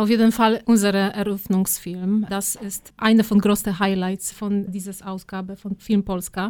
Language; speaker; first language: German; non-native, fluent; Polish